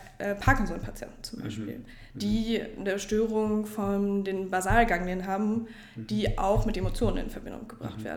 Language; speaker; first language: German; native; German